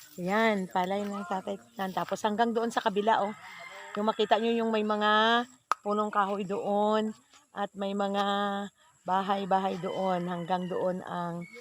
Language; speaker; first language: Filipino; non-native, local second language; Hiligaynon